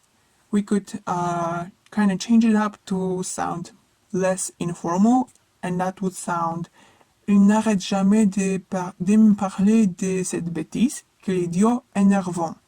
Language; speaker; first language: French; non-native, fluent; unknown